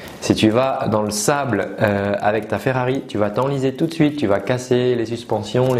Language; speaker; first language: French; native; French